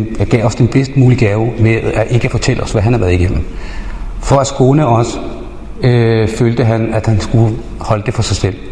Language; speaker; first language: Danish; early bilingual, other home language; Spanish